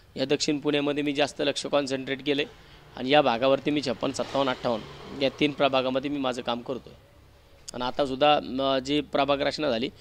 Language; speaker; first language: Marathi; native; Marathi